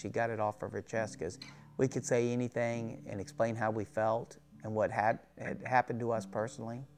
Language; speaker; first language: English; native; English